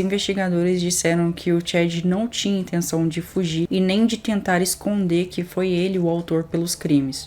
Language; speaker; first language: Portuguese; native; Portuguese